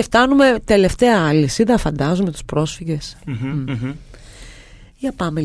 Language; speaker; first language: Greek; native; Greek